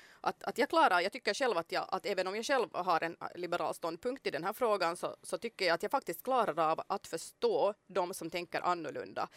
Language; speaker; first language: Swedish; native; Swedish